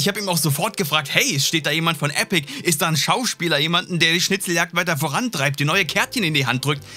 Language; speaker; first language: German; native; German